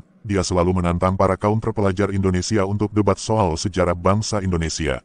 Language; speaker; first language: Indonesian; native; Indonesian